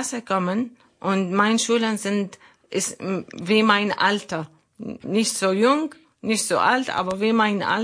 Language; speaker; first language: German; non-native, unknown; Arabic